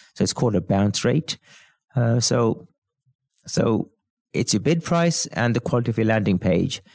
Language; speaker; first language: English; native; English